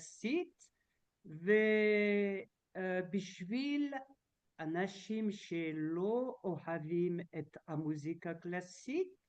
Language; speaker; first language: Hebrew; non-native, learner; French